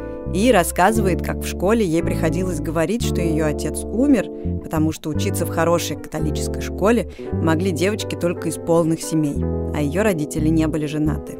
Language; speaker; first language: Russian; native; Russian